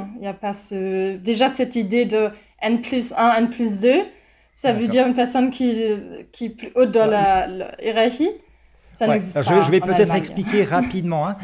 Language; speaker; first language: French; non-native, fluent; German